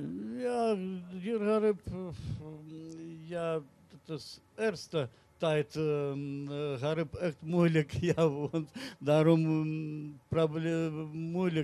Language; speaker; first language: Dutch; non-native, learner; Russian